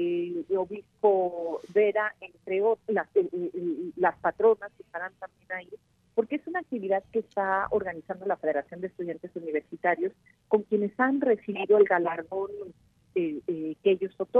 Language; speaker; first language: Spanish; native; Spanish